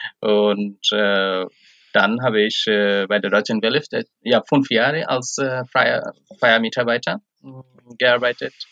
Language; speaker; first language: German; non-native, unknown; Bangla